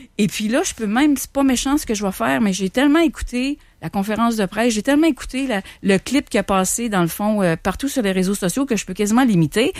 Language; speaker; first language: French; native; French